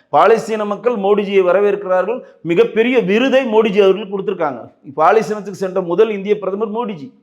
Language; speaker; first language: Tamil; native; Tamil